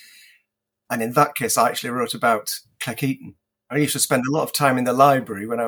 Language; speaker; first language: English; native; English